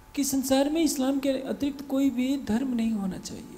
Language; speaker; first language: Hindi; native; Hindi